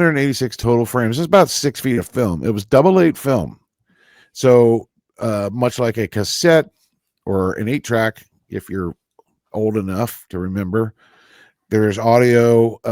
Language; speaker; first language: English; native; English